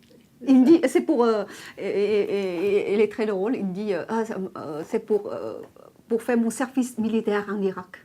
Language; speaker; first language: French; non-native, fluent; Vietnamese